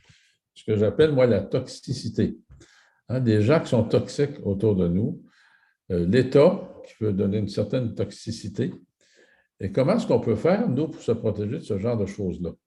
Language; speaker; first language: French; native; French